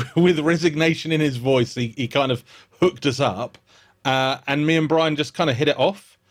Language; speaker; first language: English; native; English